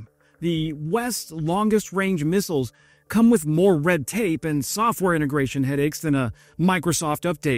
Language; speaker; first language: English; native; English